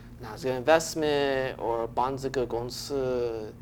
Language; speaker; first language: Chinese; early bilingual, heritage; English